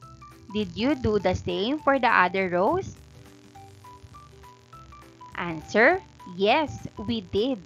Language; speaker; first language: English; non-native, local second language; Filipino